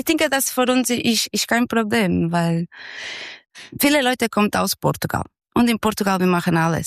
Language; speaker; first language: German; non-native, learner; Portuguese